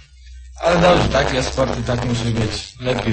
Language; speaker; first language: Polish; non-native, learner; Croatian